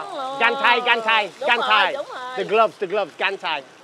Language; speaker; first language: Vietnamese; non-native, learner; English